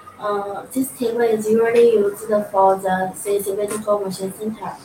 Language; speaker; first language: English; non-native, learner; Chinese